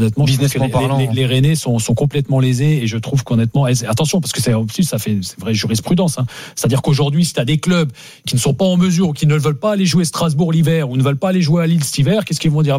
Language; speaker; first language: French; native; French